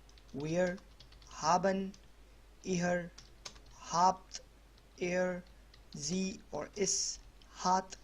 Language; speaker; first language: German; non-native, learner; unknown